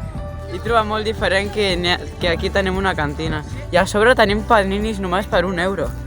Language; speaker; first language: Catalan; non-native, local second language; Spanish